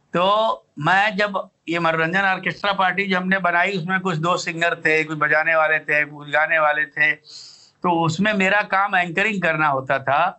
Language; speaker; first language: Hindi; native; Hindi